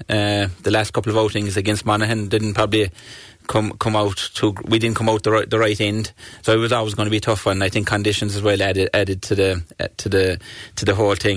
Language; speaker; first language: English; native; English